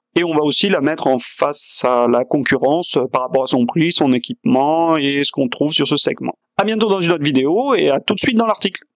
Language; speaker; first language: French; native; French